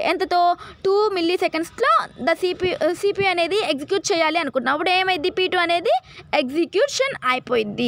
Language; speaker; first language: Telugu; native; Telugu